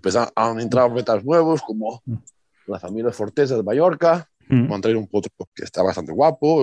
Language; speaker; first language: Spanish; early bilingual, other home language; Portuguese